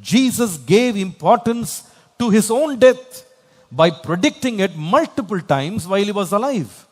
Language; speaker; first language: English; non-native, local second language; Tamil